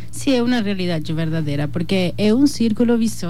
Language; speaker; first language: Portuguese; non-native, learner; Spanish